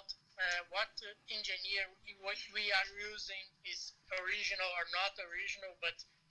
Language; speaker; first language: English; non-native, learner; Portuguese